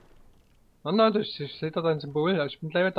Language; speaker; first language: German; native; German